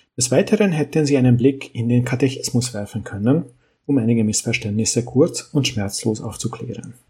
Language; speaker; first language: German; early bilingual, other home language; Hungarian